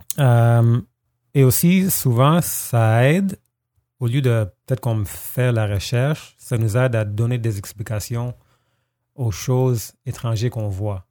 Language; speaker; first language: French; non-native, fluent; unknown